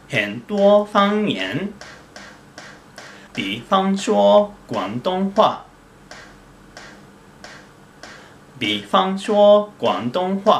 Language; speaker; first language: Chinese; non-native, fluent; Japanese